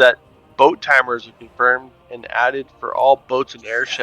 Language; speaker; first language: English; native; English